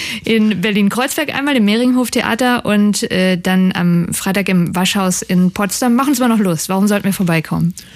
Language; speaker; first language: German; native; German